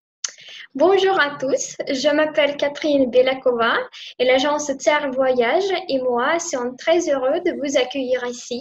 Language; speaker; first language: French; non-native, fluent; Russian